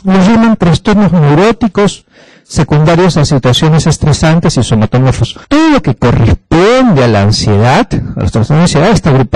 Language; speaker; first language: Spanish; native; Spanish